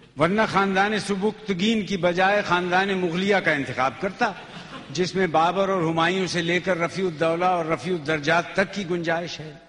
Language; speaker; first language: Urdu; native; Urdu